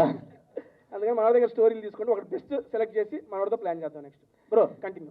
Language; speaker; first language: Telugu; native; Telugu